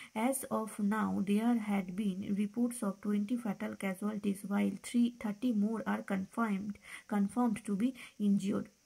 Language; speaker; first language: English; non-native, local second language; Bangla